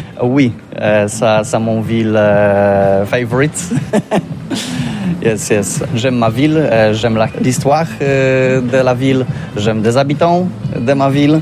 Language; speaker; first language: French; non-native, learner; Polish